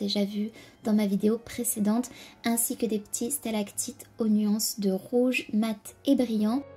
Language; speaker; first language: French; native; French